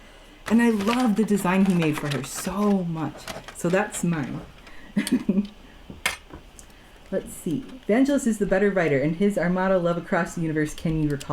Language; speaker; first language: English; native; English